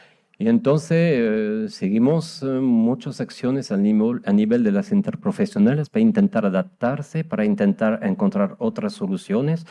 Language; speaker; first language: Spanish; non-native, fluent; French